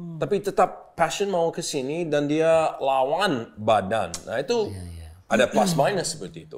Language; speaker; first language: Indonesian; non-native, learner; English